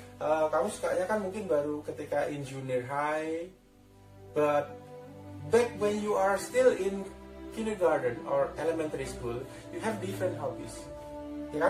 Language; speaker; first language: English; non-native, fluent; Indonesian